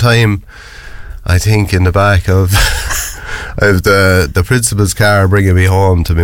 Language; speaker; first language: English; native; English